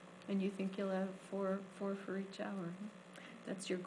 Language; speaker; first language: English; native; English